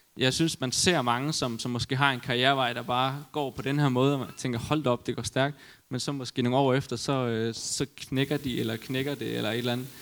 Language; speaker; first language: Danish; native; Danish